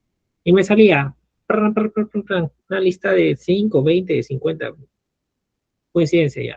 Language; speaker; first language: Spanish; native; Spanish